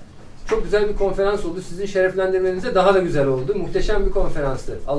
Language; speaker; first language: Turkish; native; Turkish